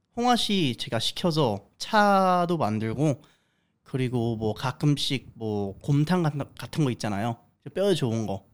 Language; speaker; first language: Korean; early bilingual, heritage; Korean